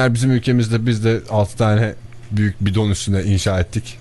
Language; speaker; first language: Turkish; native; Turkish